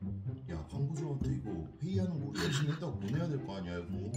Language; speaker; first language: Korean; native; Korean